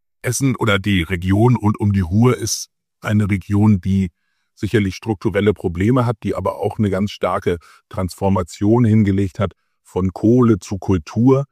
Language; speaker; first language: German; native; German